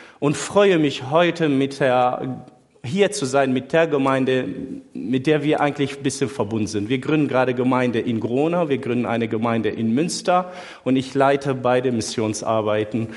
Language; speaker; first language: German; non-native, fluent; Arabic